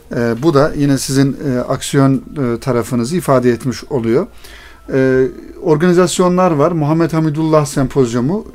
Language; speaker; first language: Turkish; native; Turkish